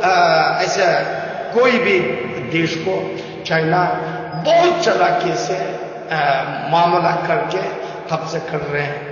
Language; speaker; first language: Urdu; non-native, learner; Uyghur